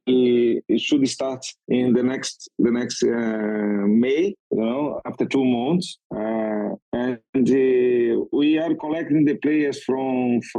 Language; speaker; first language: English; non-native, learner; Portuguese